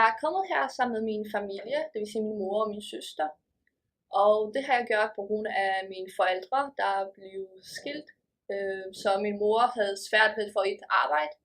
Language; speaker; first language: Danish; early bilingual, other home language; Polish